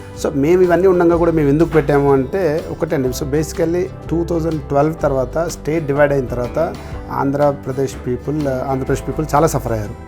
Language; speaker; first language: Telugu; native; Telugu